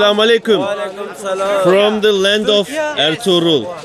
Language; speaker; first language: English; non-native, fluent; Turkish